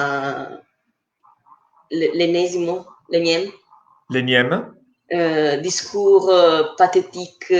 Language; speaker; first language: French; non-native, fluent; Italian